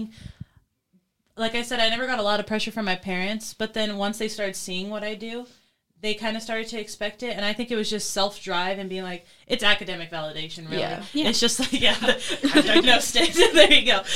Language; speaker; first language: English; native; English